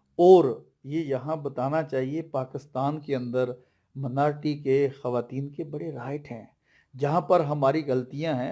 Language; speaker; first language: Urdu; non-native, local second language; Punjabi